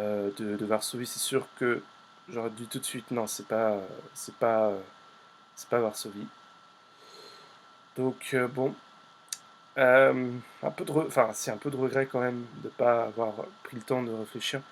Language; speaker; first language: French; native; French